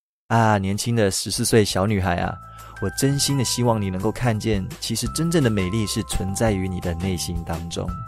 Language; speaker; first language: Chinese; early bilingual, other home language; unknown